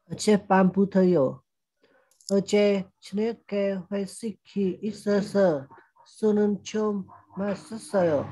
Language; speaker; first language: Korean; non-native, learner; Vietnamese